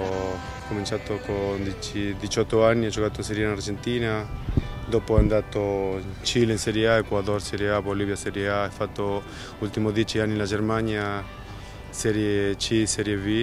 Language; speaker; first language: Italian; non-native, fluent; Spanish